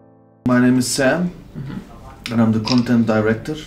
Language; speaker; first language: English; non-native, learner; Turkish